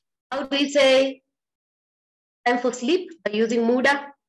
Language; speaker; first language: English; non-native, local second language; Swahili